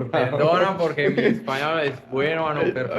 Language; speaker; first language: Spanish; non-native, learner; Italian